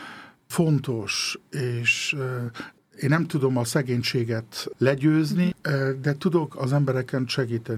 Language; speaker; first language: Hungarian; early bilingual, heritage; Hungarian